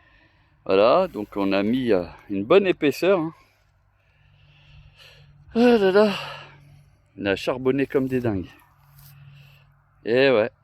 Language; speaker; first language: French; native; French